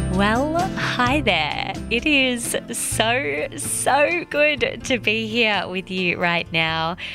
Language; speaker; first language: English; native; English